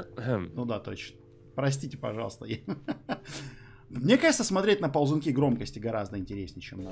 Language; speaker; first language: Russian; native; Russian